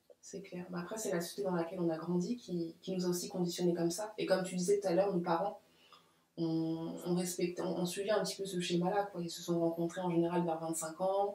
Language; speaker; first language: French; native; French